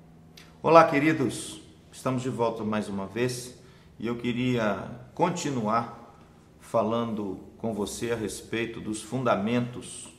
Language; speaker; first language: Portuguese; native; Portuguese